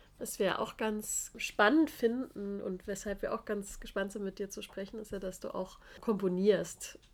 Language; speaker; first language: German; native; German